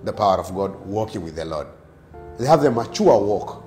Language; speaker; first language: English; non-native, local second language; Swahili